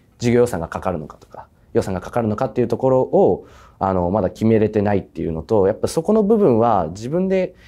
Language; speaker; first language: Japanese; native; Japanese